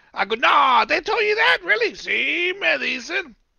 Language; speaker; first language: English; native; English